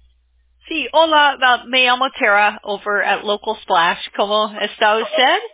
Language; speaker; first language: Spanish; non-native, learner; English